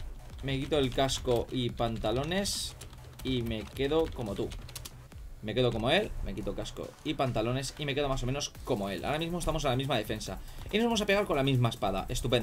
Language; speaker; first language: Spanish; native; Spanish